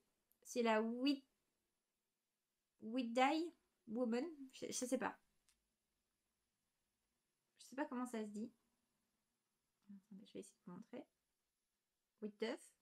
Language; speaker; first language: French; native; French